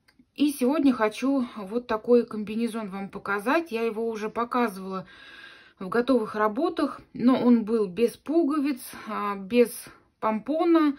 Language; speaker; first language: Russian; native; Russian